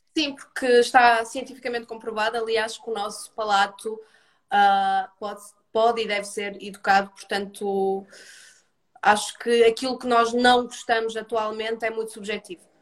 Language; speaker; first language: Portuguese; early bilingual, other home language; Russian